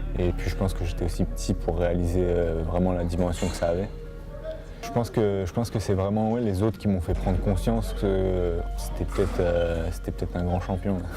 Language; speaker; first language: French; native; French